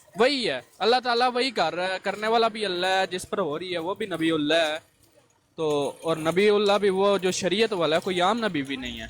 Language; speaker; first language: Urdu; native; Urdu